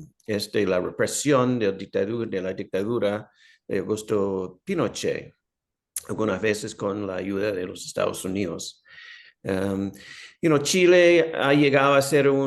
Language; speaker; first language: Spanish; non-native, fluent; English